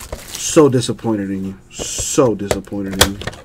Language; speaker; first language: English; native; English